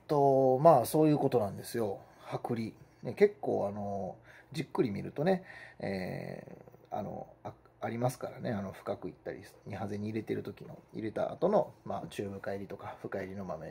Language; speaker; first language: Japanese; native; Japanese